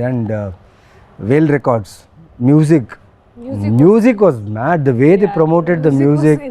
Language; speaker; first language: Telugu; native; Telugu